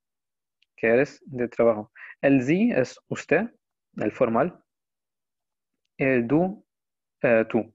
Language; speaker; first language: Spanish; non-native, fluent; Arabic